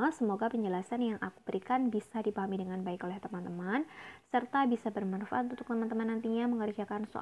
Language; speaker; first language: Indonesian; native; Indonesian